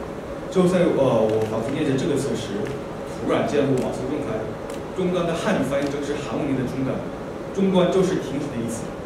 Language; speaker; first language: Chinese; non-native, fluent; Korean